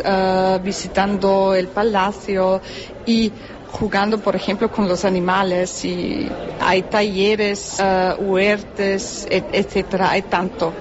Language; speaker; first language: Spanish; non-native, fluent; German